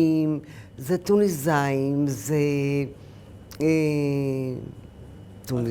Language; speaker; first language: Hebrew; early bilingual, other home language; Arabic